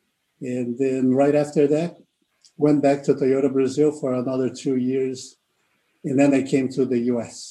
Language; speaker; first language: English; non-native, fluent; Portuguese